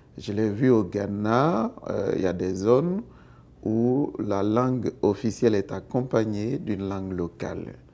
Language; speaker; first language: French; non-native, local second language; Baoulé